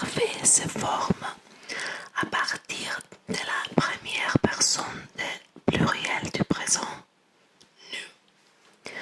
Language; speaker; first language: French; non-native, learner; English